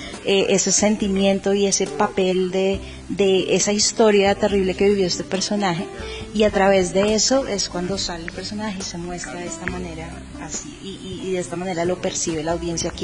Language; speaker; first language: Spanish; native; Spanish